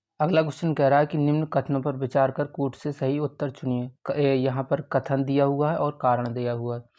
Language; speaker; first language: Hindi; native; Hindi